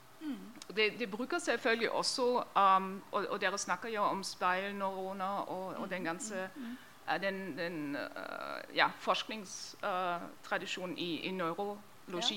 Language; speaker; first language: Norwegian; non-native, fluent; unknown